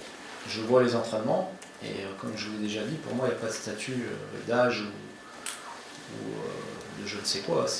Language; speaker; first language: French; native; French